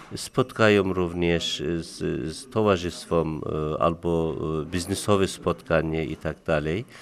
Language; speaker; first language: Polish; non-native, learner; Turkish